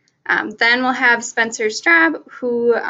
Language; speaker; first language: English; native; English